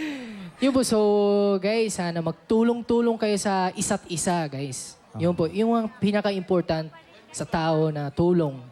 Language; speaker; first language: Filipino; non-native, learner; Japanese